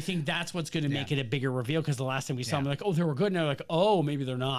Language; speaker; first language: English; native; English